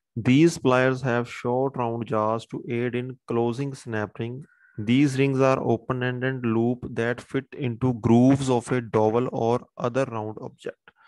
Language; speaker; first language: English; non-native, local second language; Punjabi